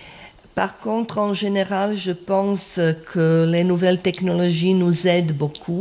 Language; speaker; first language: French; non-native, fluent; Croatian